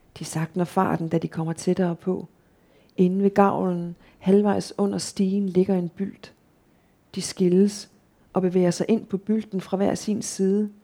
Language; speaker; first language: Danish; native; Danish